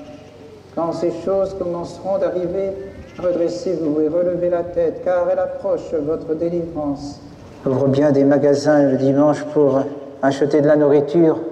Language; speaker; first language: French; native; French